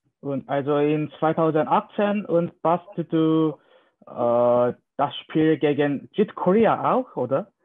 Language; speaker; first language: German; non-native, learner; Korean